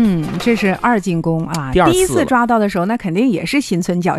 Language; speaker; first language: Chinese; native; Chinese